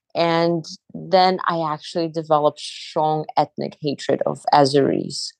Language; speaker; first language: English; non-native, fluent; Azerbaijani